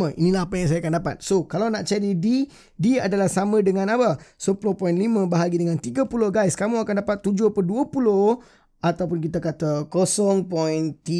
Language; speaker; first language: Malay; native; Malay